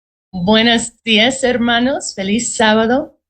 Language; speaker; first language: Spanish; non-native, fluent; English